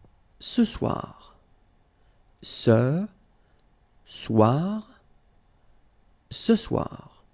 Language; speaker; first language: French; native; French